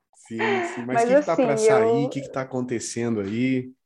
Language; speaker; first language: Portuguese; native; Portuguese